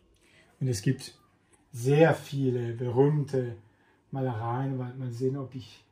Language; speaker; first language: German; non-native, fluent; Italian